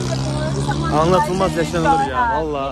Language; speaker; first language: Turkish; native; Turkish